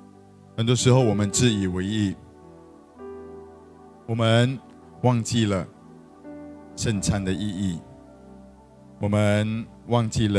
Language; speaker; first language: Chinese; native; Chinese